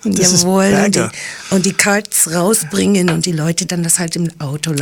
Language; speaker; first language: German; non-native, fluent; English